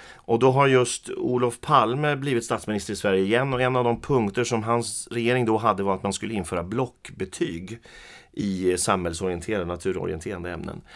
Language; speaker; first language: Swedish; native; Swedish